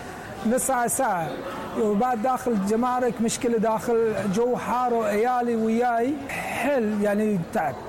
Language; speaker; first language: Arabic; non-native, learner; Persian